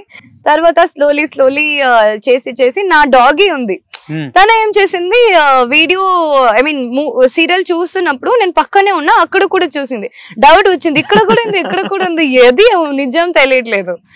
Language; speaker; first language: Telugu; non-native, local second language; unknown